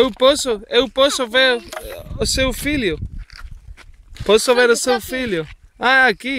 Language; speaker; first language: Portuguese; non-native, learner; Spanish